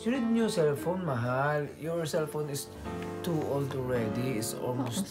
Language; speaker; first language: English; non-native, learner; Filipino